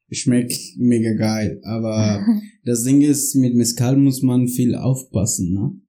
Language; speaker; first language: German; non-native, learner; Spanish